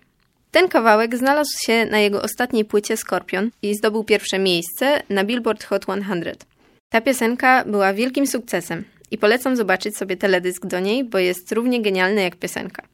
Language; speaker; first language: Polish; native; Polish